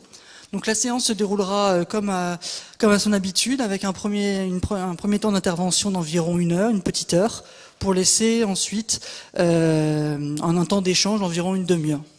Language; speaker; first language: French; native; French